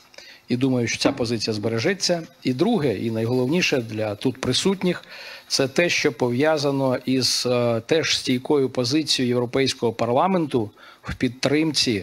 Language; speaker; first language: Ukrainian; native; Ukrainian